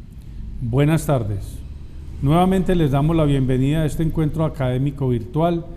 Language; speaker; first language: Spanish; native; Spanish